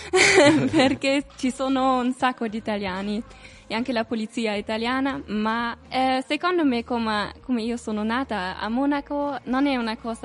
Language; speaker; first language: Italian; non-native, learner; German